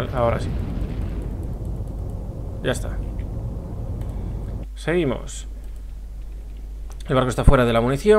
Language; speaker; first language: Spanish; native; Spanish